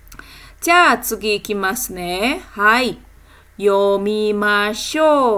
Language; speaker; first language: Japanese; non-native, fluent; Indonesian